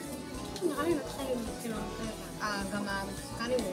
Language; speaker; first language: Hebrew; native; Hebrew